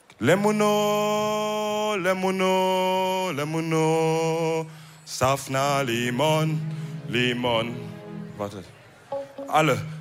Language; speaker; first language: German; early bilingual, other home language; Wolof